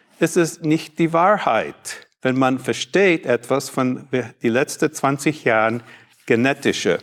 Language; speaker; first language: German; non-native, learner; English